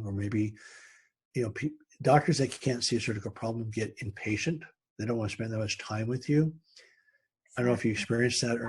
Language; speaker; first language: English; native; English